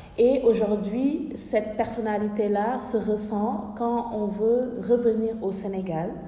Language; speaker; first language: French; non-native, local second language; Wolof